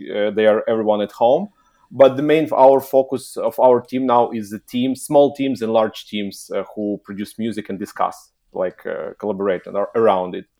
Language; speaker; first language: English; non-native, learner; Ukrainian